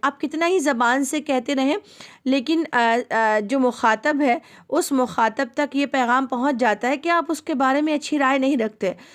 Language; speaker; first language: Urdu; native; Urdu